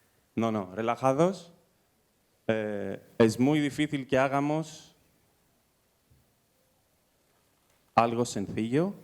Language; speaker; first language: Spanish; non-native, fluent; Greek